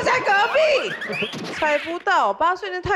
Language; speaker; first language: Chinese; native; Chinese